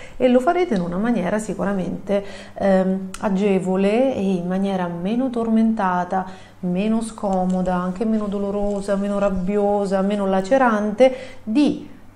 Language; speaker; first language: Italian; native; Italian